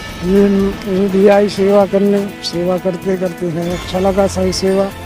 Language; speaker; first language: Hindi; native; Hindi